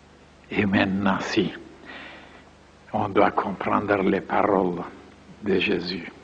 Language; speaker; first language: French; non-native, fluent; Bulgarian